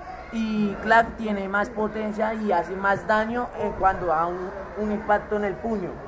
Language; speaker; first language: Spanish; native; Spanish